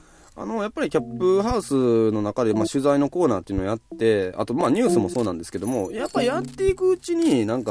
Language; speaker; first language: Japanese; native; Japanese